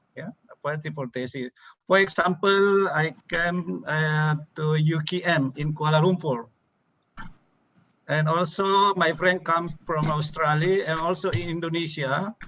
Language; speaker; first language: English; non-native, learner; Indonesian